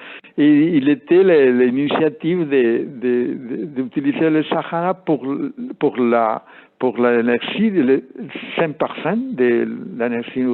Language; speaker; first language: French; non-native, learner; Spanish